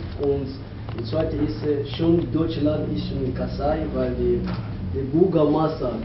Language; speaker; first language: German; non-native, learner; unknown